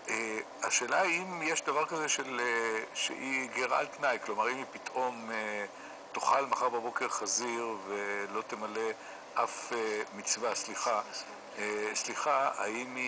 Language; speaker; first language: Hebrew; native; Hebrew